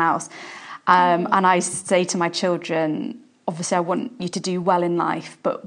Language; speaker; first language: English; native; English